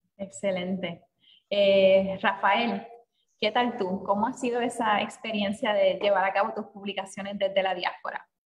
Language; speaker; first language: Spanish; native; Spanish